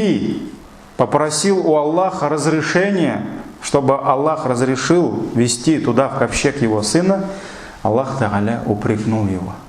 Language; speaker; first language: Russian; non-native, local second language; Tatar